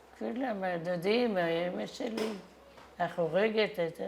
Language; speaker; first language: Hebrew; non-native, fluent; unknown